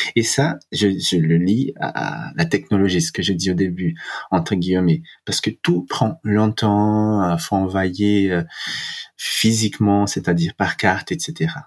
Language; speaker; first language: French; non-native, fluent; Portuguese